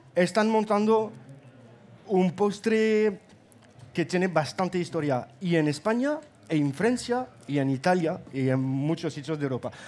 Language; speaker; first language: Spanish; non-native, fluent; French